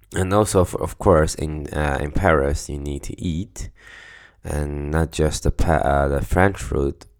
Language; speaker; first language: English; non-native, fluent; Chinese